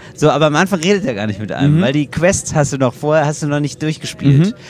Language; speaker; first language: German; native; German